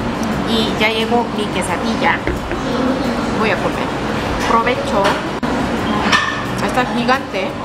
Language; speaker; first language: Spanish; non-native, learner; Korean